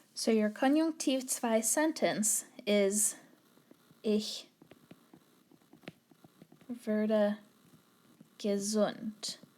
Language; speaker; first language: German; non-native, fluent; English